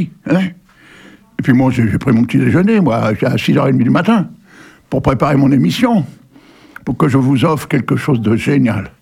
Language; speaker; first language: French; native; French